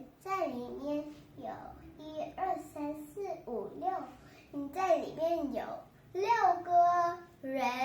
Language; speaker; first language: Chinese; non-native, learner; Vietnamese